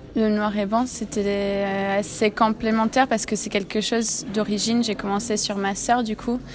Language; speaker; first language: French; non-native, fluent; English